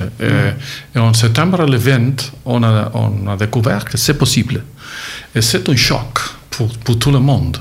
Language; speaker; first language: French; non-native, learner; Catalan